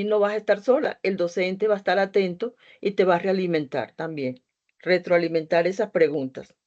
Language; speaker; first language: Spanish; native; Spanish